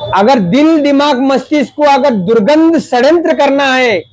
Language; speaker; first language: Hindi; non-native, local second language; Marathi